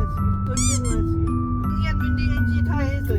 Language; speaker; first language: Korean; non-native, learner; Lao